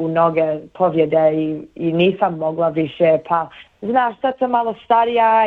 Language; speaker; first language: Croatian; early bilingual, heritage; Bosnian